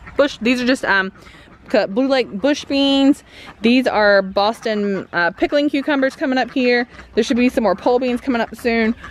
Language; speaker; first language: English; native; English